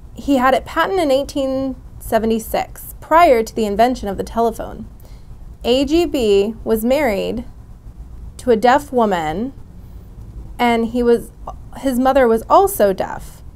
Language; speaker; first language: English; native; English